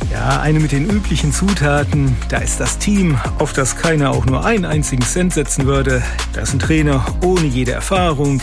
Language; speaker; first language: German; native; German